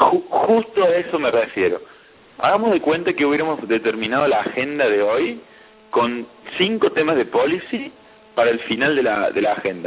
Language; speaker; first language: Spanish; native; Spanish